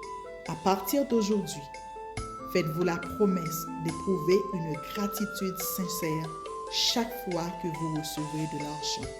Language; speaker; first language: French; native; French